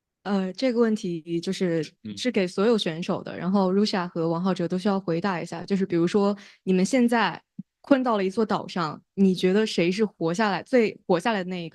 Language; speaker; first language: Chinese; native; Chinese